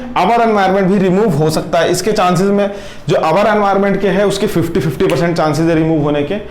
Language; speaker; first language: Hindi; native; Hindi